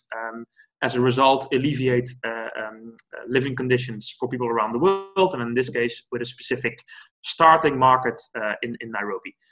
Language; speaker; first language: English; non-native, fluent; Dutch